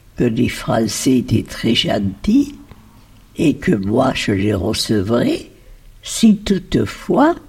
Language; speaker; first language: French; non-native, fluent; Spanish